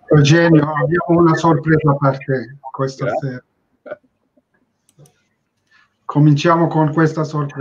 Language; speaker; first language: Italian; non-native, learner; Turkish